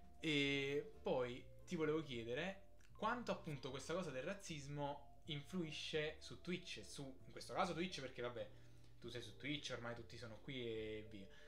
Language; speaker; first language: Italian; native; Italian